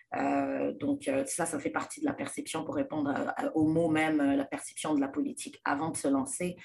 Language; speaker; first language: French; non-native, local second language; Lingala